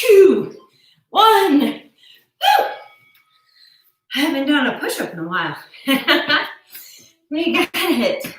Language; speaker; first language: English; native; English